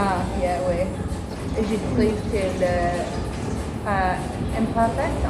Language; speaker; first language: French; non-native, learner; English